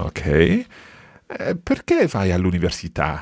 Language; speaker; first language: Italian; non-native, fluent; English